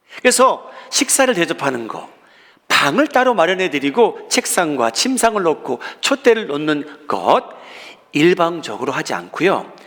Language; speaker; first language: Korean; native; Korean